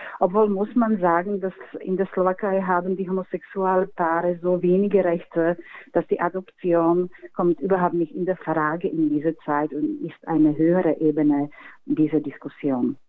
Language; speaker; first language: German; non-native, fluent; Slovak